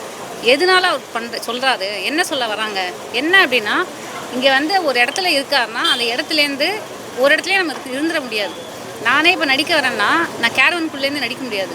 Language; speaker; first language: Tamil; native; Tamil